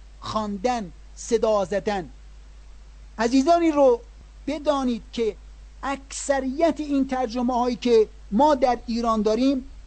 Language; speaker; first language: Persian; native; Persian